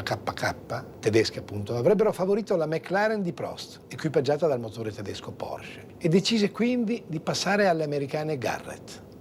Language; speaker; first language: Italian; native; Italian